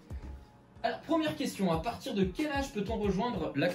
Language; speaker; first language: French; native; French